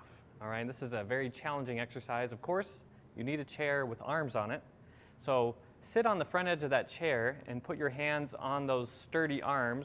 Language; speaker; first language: English; native; English